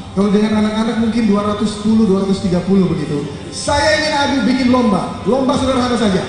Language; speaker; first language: Indonesian; native; Indonesian